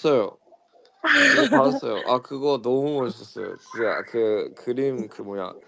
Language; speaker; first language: Korean; early bilingual, heritage; Korean